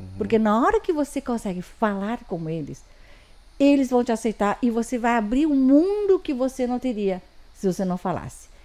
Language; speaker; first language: Portuguese; early bilingual, other home language; Chinese